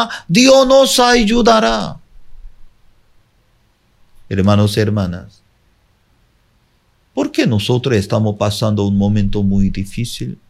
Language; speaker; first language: Spanish; non-native, fluent; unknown